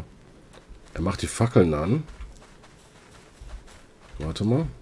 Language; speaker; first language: German; native; German